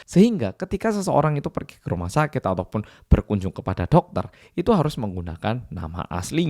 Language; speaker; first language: Indonesian; early bilingual, other home language; Korean